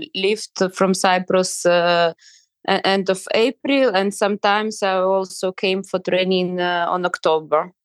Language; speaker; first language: English; non-native, fluent; Ukrainian